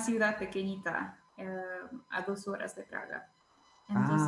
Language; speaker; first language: Spanish; non-native, fluent; Czech